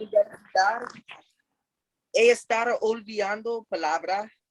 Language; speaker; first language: Spanish; non-native, fluent; English